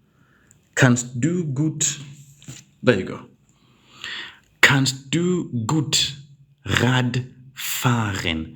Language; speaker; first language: German; non-native, learner; English